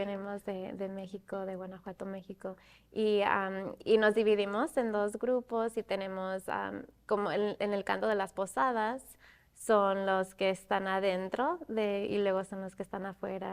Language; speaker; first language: Spanish; early bilingual, other home language; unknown